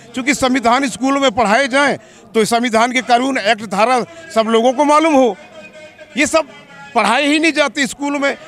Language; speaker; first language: Hindi; native; Hindi